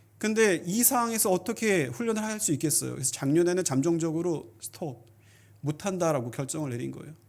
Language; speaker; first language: Korean; native; Korean